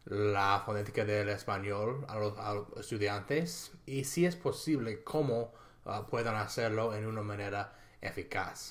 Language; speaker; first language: Spanish; non-native, fluent; English